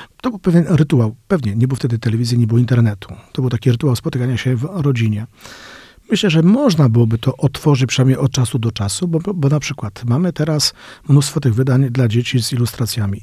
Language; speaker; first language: Polish; native; Polish